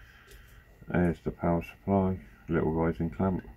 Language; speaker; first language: English; native; English